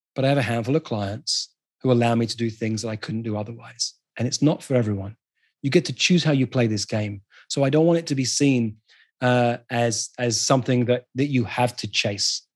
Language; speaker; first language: English; native; English